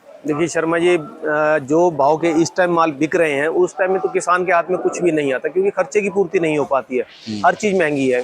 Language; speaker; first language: Hindi; native; Hindi